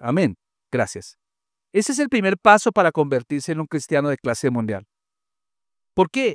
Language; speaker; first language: Spanish; native; Spanish